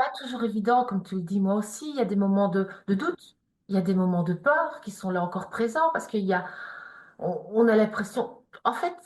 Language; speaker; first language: French; native; French